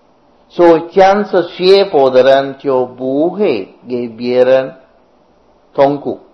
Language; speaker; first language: Chinese; non-native, fluent; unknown